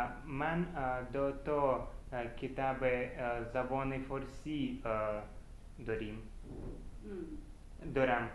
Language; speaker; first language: Persian; non-native, learner; Russian